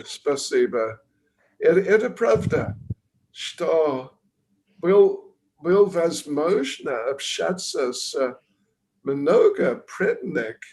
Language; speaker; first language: Russian; non-native, learner; English